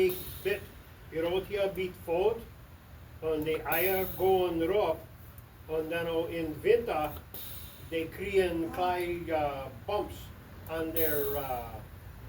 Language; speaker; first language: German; early bilingual, heritage; Low German